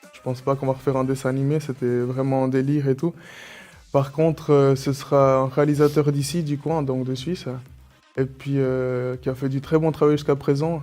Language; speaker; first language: French; early bilingual, other home language; Spanish